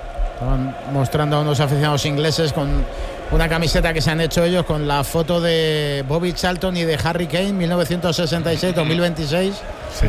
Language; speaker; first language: Spanish; native; Spanish